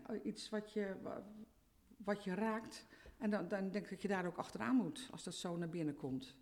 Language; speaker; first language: Dutch; native; Dutch